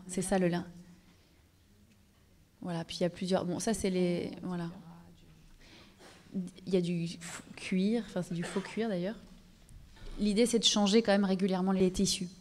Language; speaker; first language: French; native; French